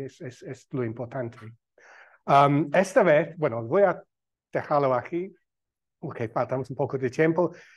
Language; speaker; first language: Spanish; non-native, fluent; English